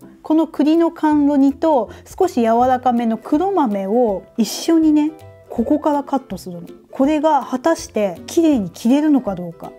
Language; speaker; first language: Japanese; native; Japanese